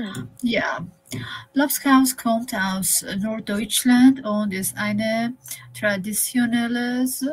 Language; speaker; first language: German; non-native, learner; Persian